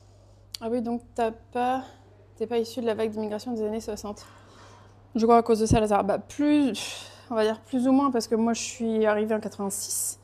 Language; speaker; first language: French; native; French